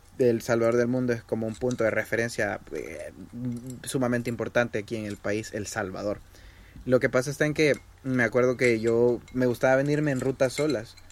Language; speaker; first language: Spanish; native; Spanish